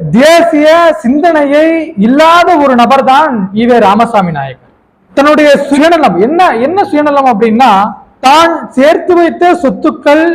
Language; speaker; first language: Tamil; non-native, local second language; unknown